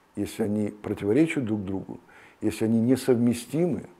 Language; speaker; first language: Russian; native; Russian